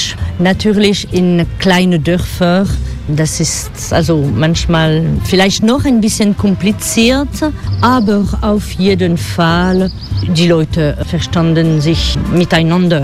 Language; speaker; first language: German; non-native, fluent; French